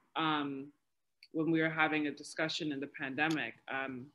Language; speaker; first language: English; native; English